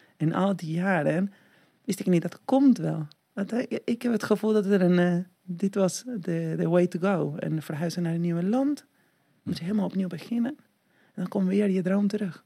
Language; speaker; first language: Dutch; non-native, fluent; Spanish